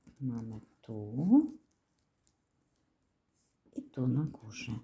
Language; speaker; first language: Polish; non-native, learner; Ukrainian